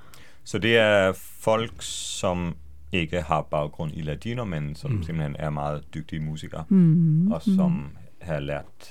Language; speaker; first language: Danish; non-native, fluent; Hebrew